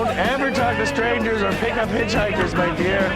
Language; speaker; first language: English; native; English